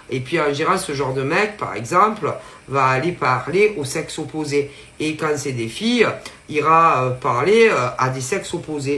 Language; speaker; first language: French; native; French